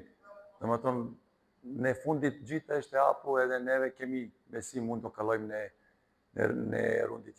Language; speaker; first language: Albanian; non-native, learner; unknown